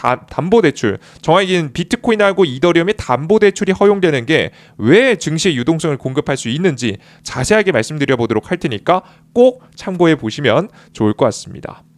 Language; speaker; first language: Korean; native; Korean